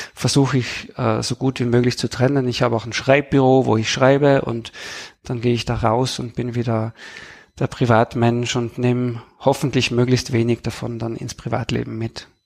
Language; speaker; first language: German; native; German